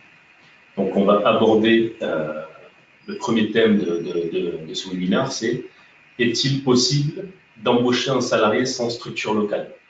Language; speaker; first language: French; native; French